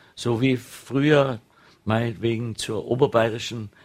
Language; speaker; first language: German; native; German